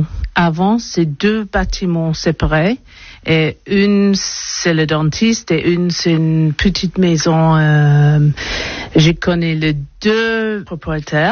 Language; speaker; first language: French; non-native, learner; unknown